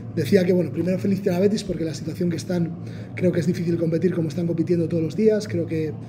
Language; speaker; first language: Spanish; non-native, local second language; Basque